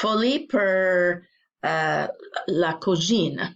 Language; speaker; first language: Albanian; non-native, learner; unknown